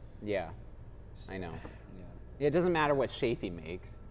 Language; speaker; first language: English; native; English